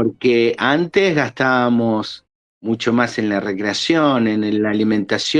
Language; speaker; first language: Spanish; native; Spanish